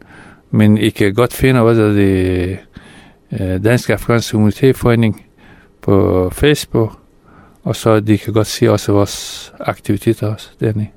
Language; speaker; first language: Danish; non-native, fluent; Persian